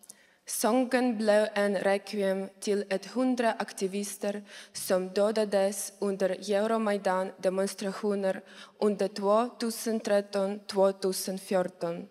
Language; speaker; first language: Swedish; non-native, learner; Ukrainian